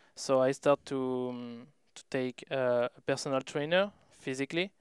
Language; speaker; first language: English; non-native, learner; French